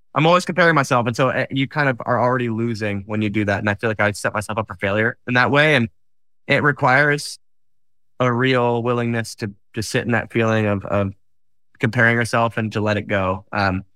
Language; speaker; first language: English; native; English